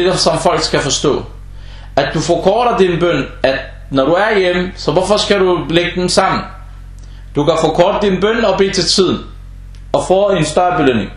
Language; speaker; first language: Danish; non-native, fluent; Arabic